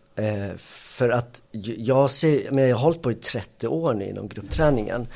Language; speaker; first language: Swedish; early bilingual, other home language; Spanish